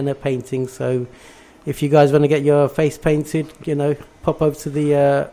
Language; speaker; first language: English; early bilingual, other home language; Bangla